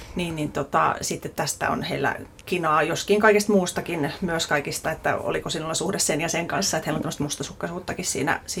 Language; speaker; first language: Finnish; native; Finnish